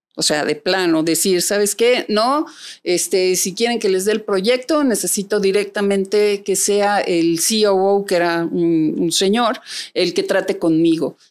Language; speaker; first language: Spanish; native; Spanish